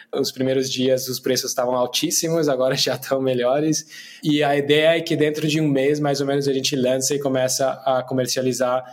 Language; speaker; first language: Portuguese; non-native, fluent; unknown